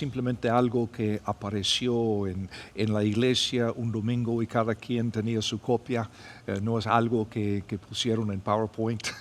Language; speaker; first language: Spanish; non-native, fluent; English